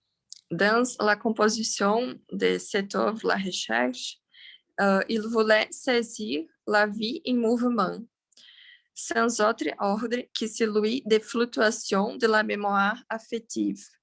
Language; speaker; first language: French; non-native, learner; Portuguese